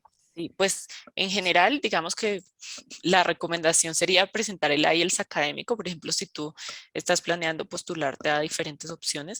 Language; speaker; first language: Spanish; native; Spanish